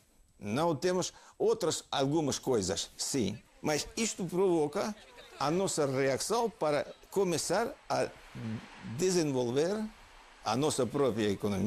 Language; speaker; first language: Portuguese; non-native, fluent; Russian